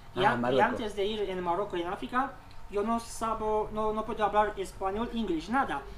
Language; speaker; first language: Spanish; non-native, learner; Romanian